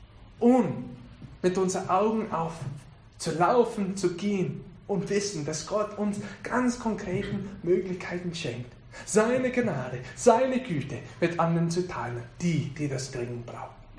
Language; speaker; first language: German; non-native, fluent; English